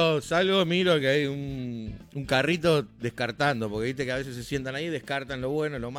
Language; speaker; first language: Spanish; native; Spanish